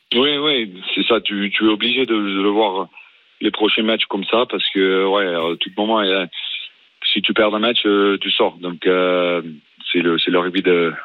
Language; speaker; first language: French; non-native, fluent; Afrikaans